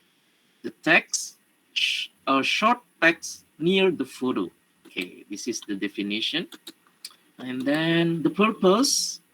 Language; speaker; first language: English; non-native, learner; Indonesian